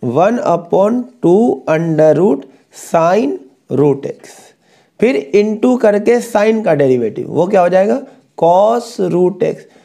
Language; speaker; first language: Hindi; native; Hindi